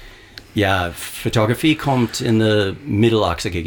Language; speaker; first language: German; non-native, learner; English